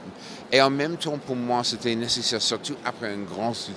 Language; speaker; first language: French; non-native, fluent; English